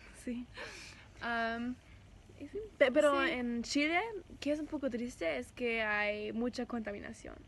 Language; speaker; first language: Spanish; non-native, fluent; German